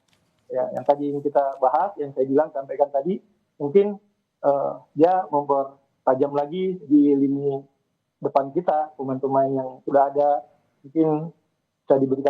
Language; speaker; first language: Indonesian; native; Indonesian